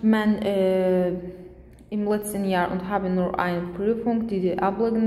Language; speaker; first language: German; non-native, fluent; Azerbaijani